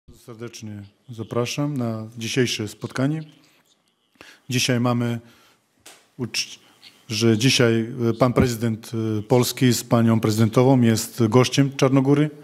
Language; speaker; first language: Polish; non-native, fluent; Serbian